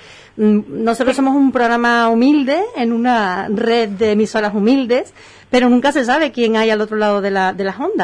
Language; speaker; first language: Spanish; native; Spanish